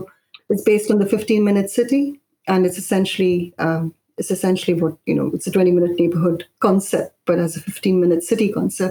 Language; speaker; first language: English; non-native, local second language; Malayalam